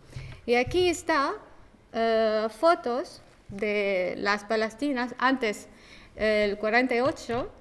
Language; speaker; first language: Spanish; non-native, learner; Arabic